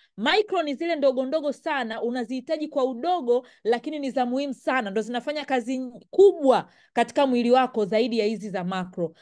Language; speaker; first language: Swahili; native; Swahili